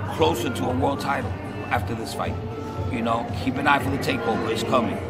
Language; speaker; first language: English; native; English